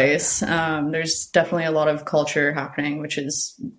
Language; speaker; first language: English; native; English